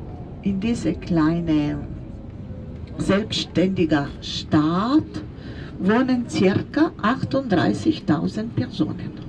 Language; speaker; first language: German; non-native, fluent; Italian